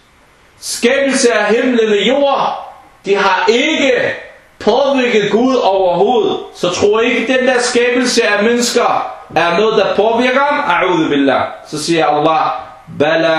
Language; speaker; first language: Danish; non-native, fluent; Arabic